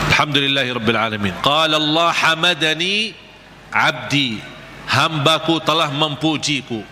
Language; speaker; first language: Malay; non-native, fluent; Arabic